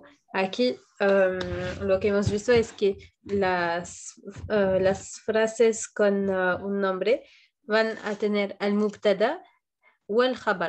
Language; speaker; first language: Spanish; non-native, fluent; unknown